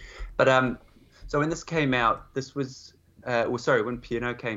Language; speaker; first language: English; native; English